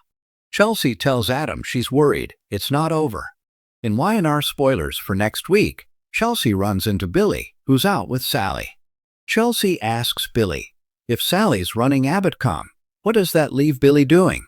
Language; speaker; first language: English; native; English